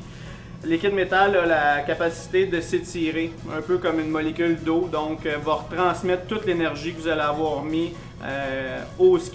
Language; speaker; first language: French; native; French